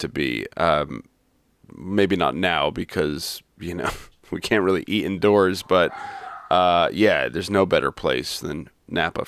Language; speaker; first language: English; native; English